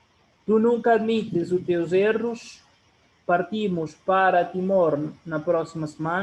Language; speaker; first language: Portuguese; non-native, fluent; Spanish